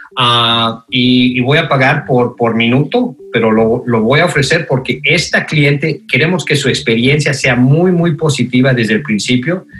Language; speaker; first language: Spanish; native; Spanish